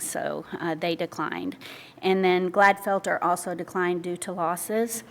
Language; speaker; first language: English; native; English